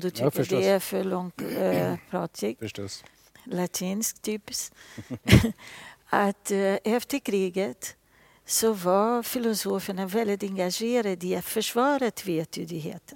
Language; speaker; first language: Swedish; non-native, fluent; Portuguese